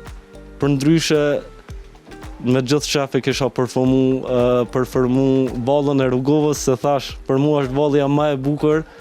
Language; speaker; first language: Albanian; early bilingual, heritage; Albanian